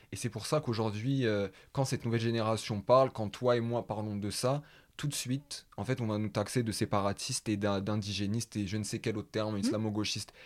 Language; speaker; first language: French; native; French